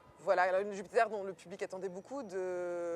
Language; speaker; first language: French; native; French